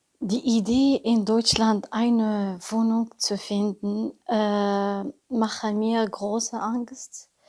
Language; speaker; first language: German; non-native, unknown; Arabic